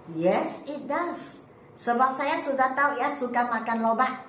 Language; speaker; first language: Malay; non-native, local second language; Chinese